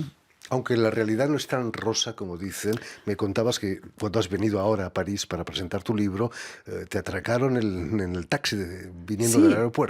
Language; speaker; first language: Spanish; native; Spanish